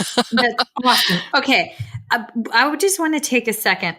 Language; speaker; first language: English; native; English